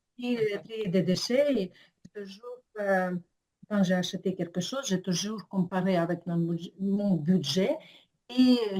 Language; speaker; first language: French; non-native, learner; Ukrainian